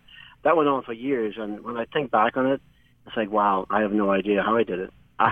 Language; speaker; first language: English; native; English